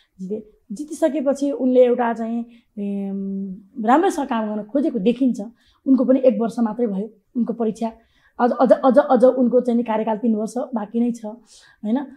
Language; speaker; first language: Nepali; native; Nepali